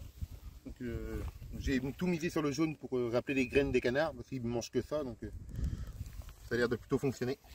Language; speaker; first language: French; native; French